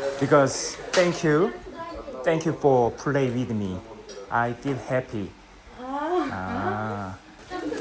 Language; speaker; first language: English; non-native, learner; Korean